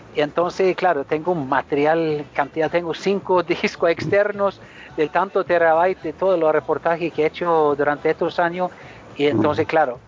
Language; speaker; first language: Spanish; non-native, fluent; Swedish